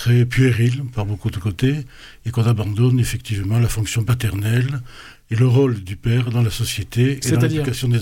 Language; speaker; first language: French; native; French